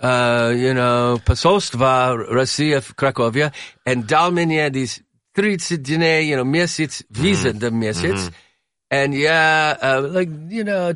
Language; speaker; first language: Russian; non-native, learner; English